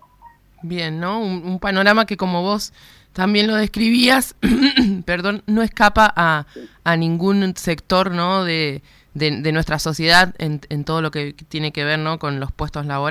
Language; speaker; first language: Spanish; native; Spanish